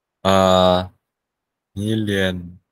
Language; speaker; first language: Chinese; non-native, learner; Vietnamese